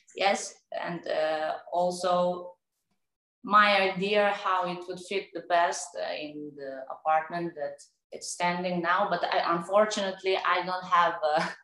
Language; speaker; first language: English; non-native, fluent; Serbian